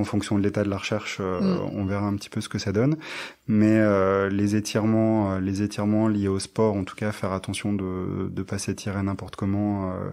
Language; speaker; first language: French; native; French